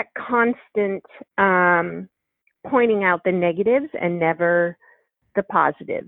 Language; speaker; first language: English; native; English